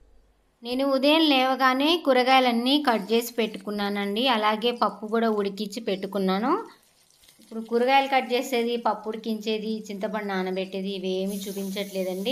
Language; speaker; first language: Telugu; native; Telugu